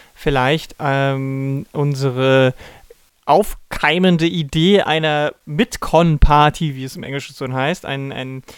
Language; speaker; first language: German; native; German